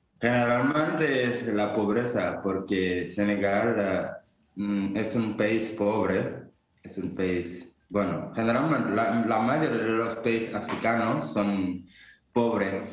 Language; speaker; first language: Spanish; non-native, fluent; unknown